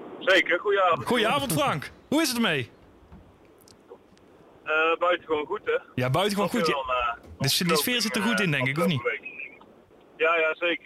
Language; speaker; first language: Dutch; native; Dutch